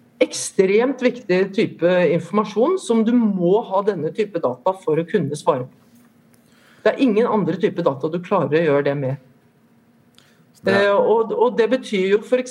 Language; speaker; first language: Norwegian; native; Norwegian